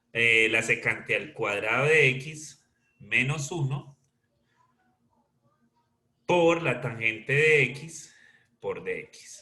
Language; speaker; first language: Spanish; native; Spanish